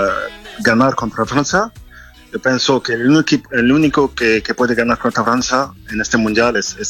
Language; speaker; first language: Spanish; non-native, fluent; French